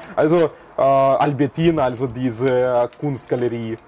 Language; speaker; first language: German; non-native, fluent; Russian